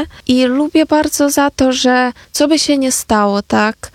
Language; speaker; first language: Polish; non-native, fluent; Ukrainian